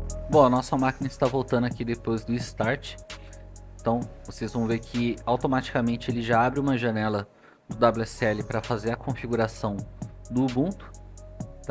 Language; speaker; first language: Portuguese; native; Portuguese